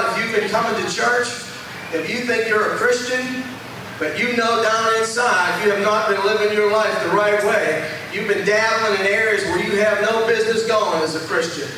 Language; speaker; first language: English; native; English